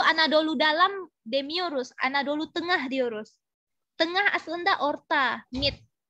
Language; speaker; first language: Turkish; non-native, fluent; Indonesian